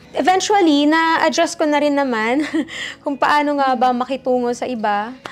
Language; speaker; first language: Filipino; early bilingual, heritage; Filipino